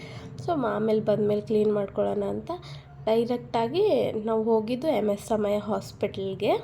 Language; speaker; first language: Kannada; native; Kannada